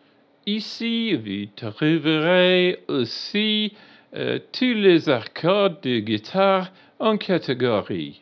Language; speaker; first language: French; non-native, learner; English